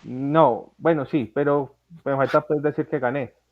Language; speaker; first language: Spanish; native; Spanish